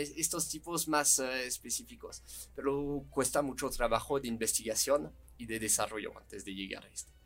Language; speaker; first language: Spanish; non-native, fluent; French